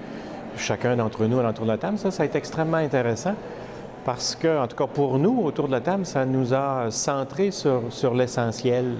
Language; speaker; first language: French; native; French